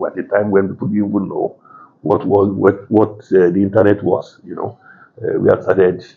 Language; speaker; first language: English; non-native, local second language; Yoruba